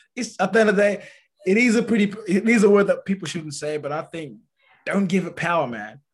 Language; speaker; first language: English; early bilingual, other home language; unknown